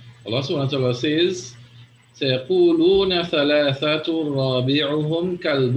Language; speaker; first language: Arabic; non-native, fluent; English